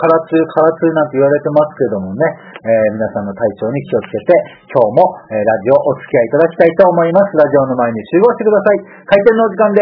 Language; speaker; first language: Japanese; native; Japanese